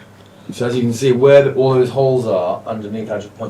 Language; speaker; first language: English; native; English